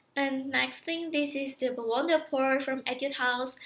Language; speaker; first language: English; non-native, fluent; Indonesian